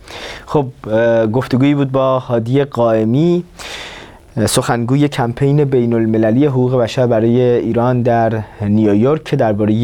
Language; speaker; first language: Persian; native; Persian